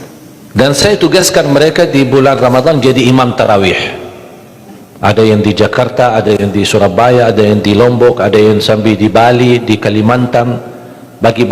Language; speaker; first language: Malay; non-native, fluent; Arabic